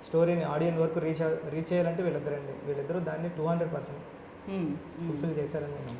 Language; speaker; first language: Telugu; native; Telugu